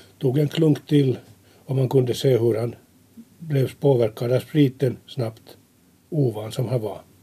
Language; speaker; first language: Swedish; native; Swedish